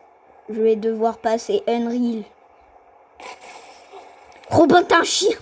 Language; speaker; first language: French; native; French